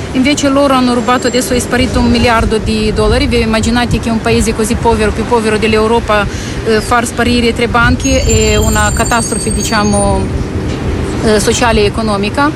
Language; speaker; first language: Italian; non-native, fluent; Romanian